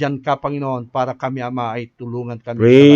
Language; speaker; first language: Filipino; native; Filipino